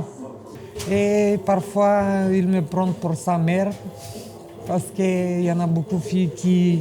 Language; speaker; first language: French; non-native, learner; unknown